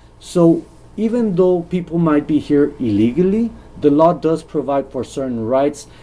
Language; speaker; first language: English; native; English